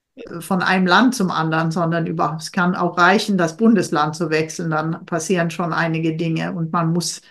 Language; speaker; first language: German; non-native, fluent; Swedish